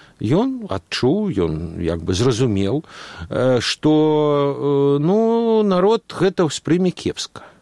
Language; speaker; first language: Belarusian; non-native, local second language; Russian